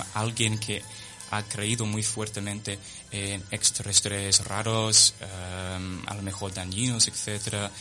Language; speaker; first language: Spanish; non-native, fluent; English